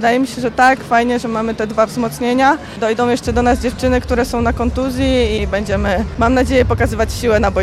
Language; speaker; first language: Polish; native; Polish